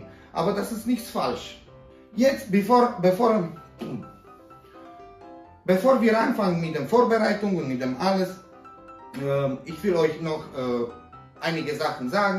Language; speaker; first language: German; non-native, fluent; Romanian